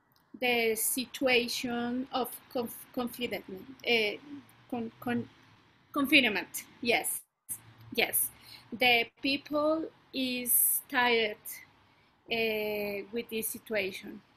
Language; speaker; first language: English; non-native, learner; Spanish